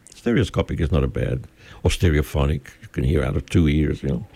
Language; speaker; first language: English; early bilingual, other home language; Spanish